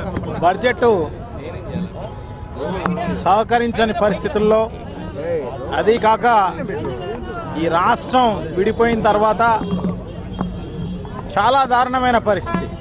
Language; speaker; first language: Telugu; native; Telugu